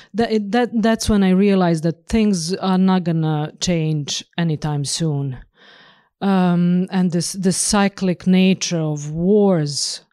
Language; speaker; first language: English; non-native, fluent; Serbian